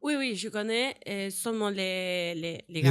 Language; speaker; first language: French; non-native, learner; Spanish